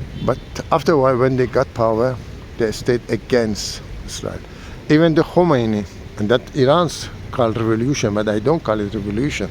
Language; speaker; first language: English; non-native, learner; Persian